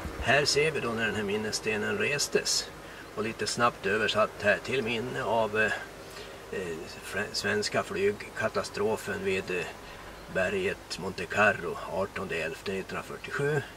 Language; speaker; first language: Swedish; native; Swedish